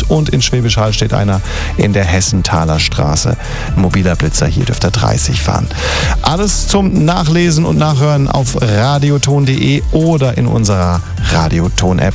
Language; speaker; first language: German; native; German